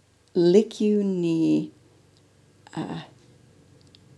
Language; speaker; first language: Welsh; non-native, learner; English